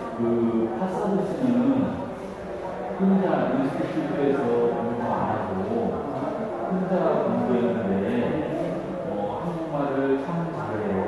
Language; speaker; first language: Korean; native; Korean